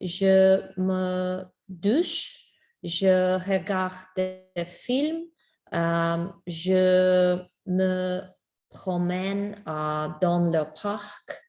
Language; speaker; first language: French; non-native, learner; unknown